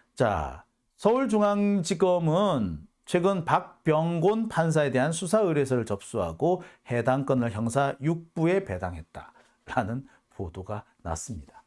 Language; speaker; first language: Korean; native; Korean